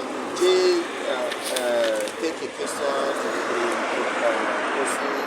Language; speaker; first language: French; non-native, learner; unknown